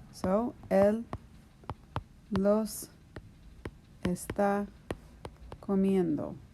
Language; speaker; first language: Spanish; non-native, fluent; English